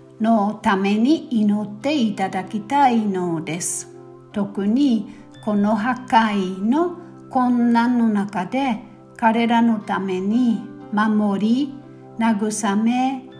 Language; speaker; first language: Japanese; non-native, fluent; German